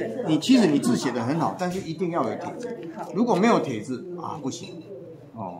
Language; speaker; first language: Chinese; native; Chinese